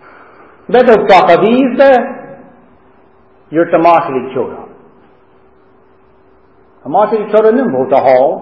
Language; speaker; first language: Hungarian; non-native, fluent; English